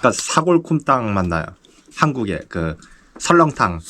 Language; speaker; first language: Korean; native; Korean